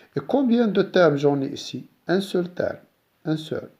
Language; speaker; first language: French; non-native, local second language; Arabic